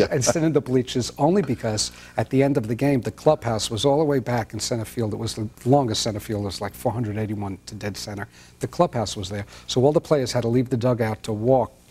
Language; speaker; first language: English; native; English